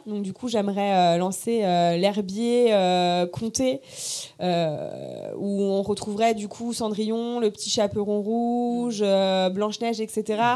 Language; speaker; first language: French; native; French